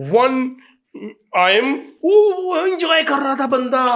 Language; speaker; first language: Hindi; native; Hindi